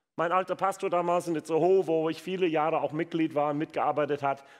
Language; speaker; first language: German; non-native, fluent; English